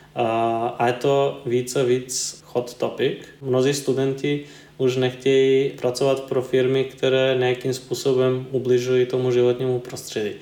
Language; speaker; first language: Czech; non-native, fluent; Serbian